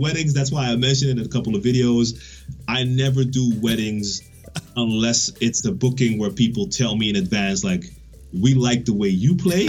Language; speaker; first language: English; non-native, fluent; Dutch